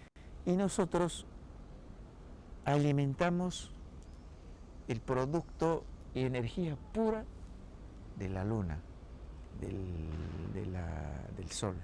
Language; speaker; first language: Spanish; non-native, local second language; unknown